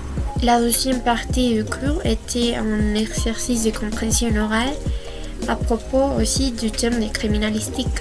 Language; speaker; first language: French; non-native, fluent; Spanish